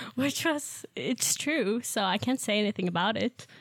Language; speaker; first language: English; non-native, fluent; Swedish